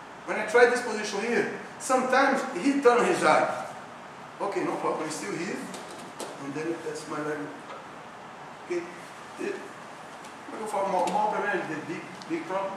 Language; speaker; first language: English; non-native, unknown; Portuguese